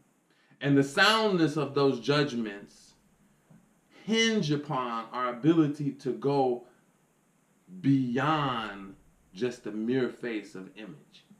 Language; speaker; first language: English; native; English